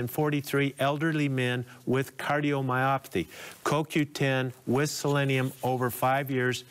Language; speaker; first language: English; native; English